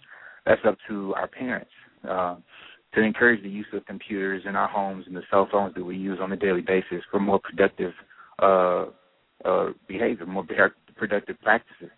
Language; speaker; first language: English; native; English